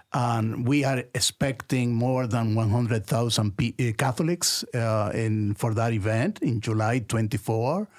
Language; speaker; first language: English; non-native, fluent; Spanish